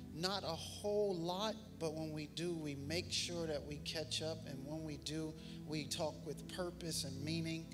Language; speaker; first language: English; native; English